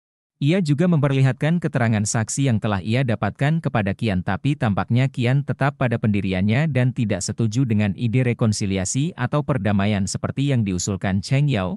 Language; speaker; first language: Indonesian; native; Indonesian